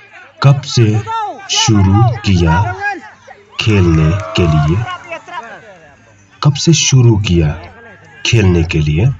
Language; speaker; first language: Hindi; non-native, local second language; Khasi